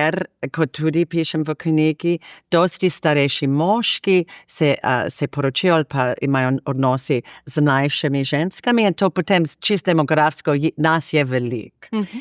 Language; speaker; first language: Slovenian; non-native, fluent; English